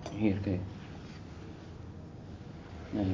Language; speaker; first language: Dutch; non-native, learner; Arabic